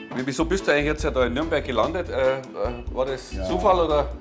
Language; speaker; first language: German; native; German